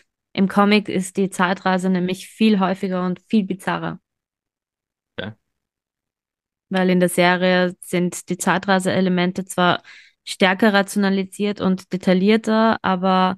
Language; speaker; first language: German; native; German